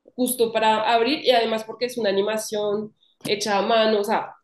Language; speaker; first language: Spanish; non-native, fluent; French